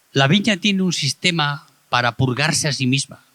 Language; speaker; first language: Spanish; native; Spanish